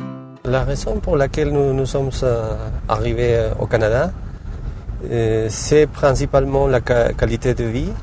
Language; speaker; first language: French; non-native, fluent; Spanish